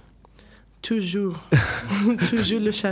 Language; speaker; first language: French; non-native, learner; English